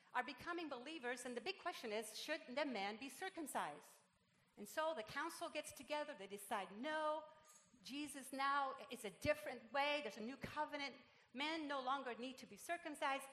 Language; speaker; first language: English; non-native, fluent; Spanish